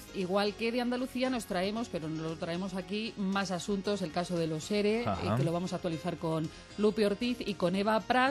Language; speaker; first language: Spanish; native; Spanish